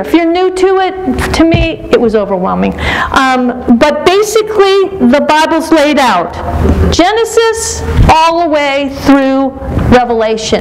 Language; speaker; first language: English; native; English